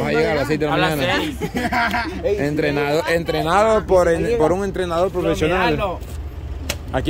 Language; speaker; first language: Spanish; native; Spanish